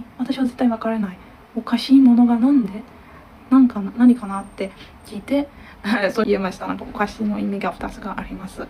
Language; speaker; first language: Japanese; non-native, learner; Turkish